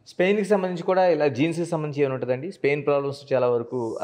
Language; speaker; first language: Telugu; native; Telugu